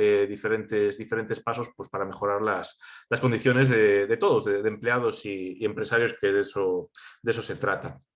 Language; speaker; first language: Spanish; native; Spanish